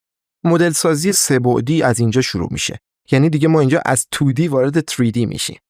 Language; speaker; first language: Persian; native; Persian